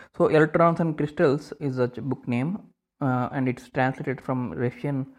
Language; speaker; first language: English; non-native, local second language; Telugu